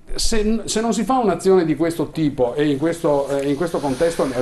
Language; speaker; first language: Italian; native; Italian